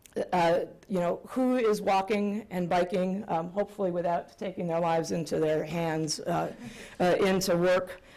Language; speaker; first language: English; native; English